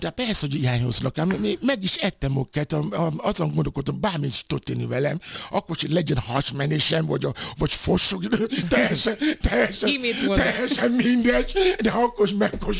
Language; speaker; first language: Hungarian; non-native, fluent; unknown